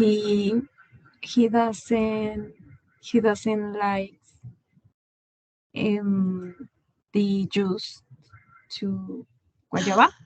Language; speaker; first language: English; non-native, learner; Spanish